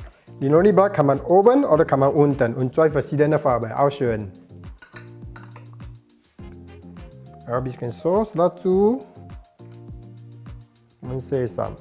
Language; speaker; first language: German; non-native, learner; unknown